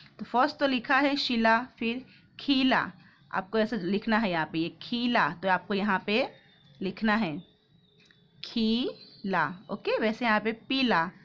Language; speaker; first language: Hindi; non-native, local second language; Gujarati